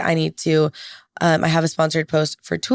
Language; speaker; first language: English; native; English